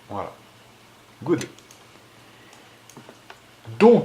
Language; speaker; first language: French; native; French